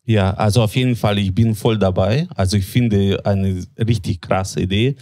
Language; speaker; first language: German; non-native, fluent; Latvian